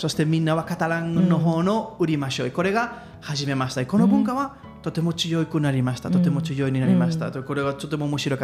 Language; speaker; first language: Japanese; non-native, learner; Catalan